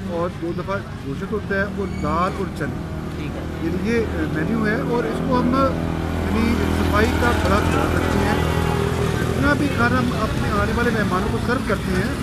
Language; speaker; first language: Urdu; non-native, local second language; Punjabi